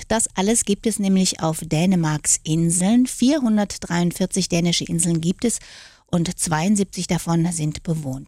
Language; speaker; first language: German; native; German